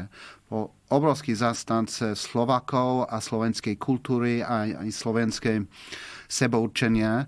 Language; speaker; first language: Slovak; non-native, fluent; English